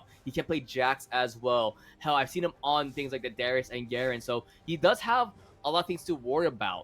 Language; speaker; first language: English; native; English